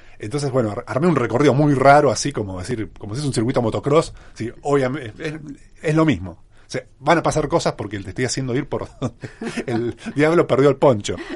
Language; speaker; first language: Spanish; native; Spanish